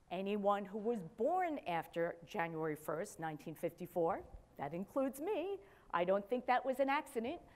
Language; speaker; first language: English; native; English